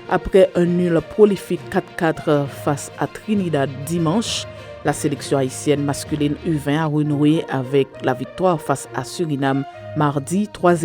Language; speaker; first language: French; non-native, local second language; Haitian Creole